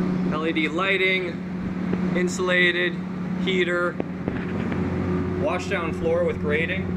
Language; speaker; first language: English; native; English